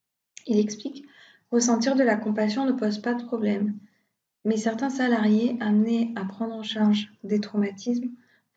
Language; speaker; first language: French; native; French